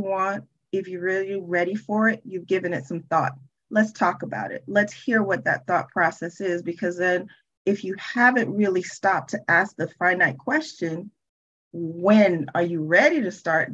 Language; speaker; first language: English; native; English